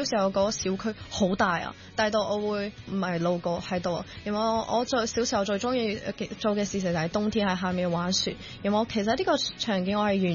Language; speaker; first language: Cantonese; native; Cantonese